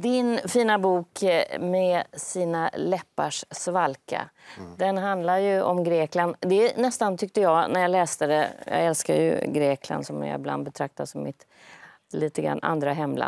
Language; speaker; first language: Swedish; native; Swedish